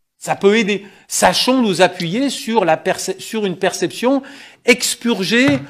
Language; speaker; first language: French; native; French